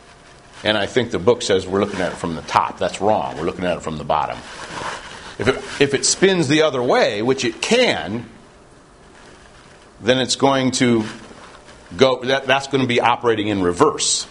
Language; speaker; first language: English; native; English